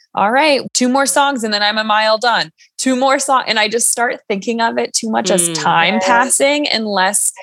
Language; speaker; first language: English; native; English